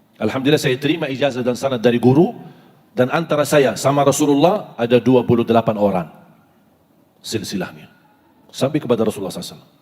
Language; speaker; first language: Malay; non-native, fluent; Arabic